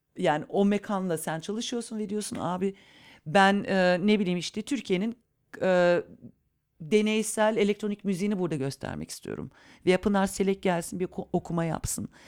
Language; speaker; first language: Turkish; early bilingual, heritage; Turkish